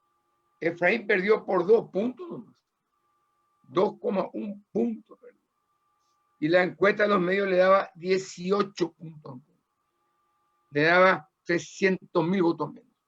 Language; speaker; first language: Spanish; native; Spanish